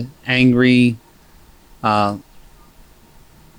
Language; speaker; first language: English; native; English